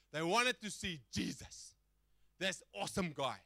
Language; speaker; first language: English; non-native, local second language; Afrikaans